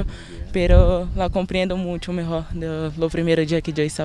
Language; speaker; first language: Spanish; non-native, learner; Portuguese